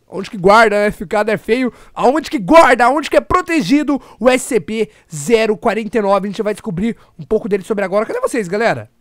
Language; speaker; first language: Portuguese; native; Portuguese